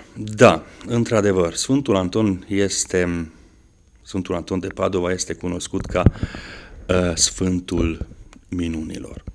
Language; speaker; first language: Romanian; non-native, local second language; Hungarian